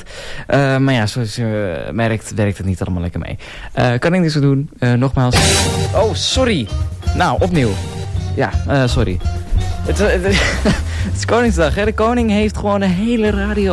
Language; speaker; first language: Dutch; native; Dutch